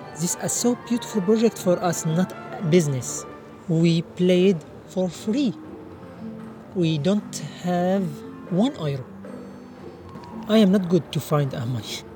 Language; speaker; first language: English; non-native, learner; Arabic